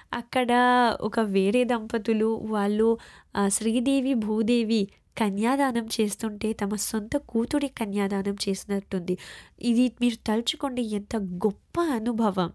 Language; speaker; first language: Telugu; early bilingual, heritage; Telugu